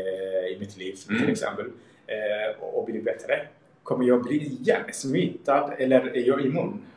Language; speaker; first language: Swedish; early bilingual, other home language; Somali